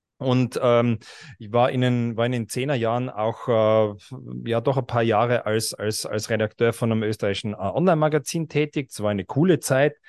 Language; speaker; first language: German; native; German